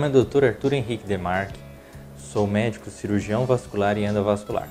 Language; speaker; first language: Portuguese; native; Portuguese